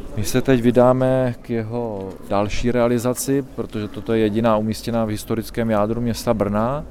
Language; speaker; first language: Czech; native; Czech